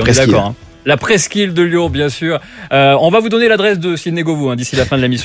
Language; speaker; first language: French; native; French